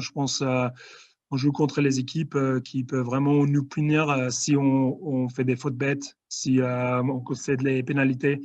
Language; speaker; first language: French; non-native, fluent; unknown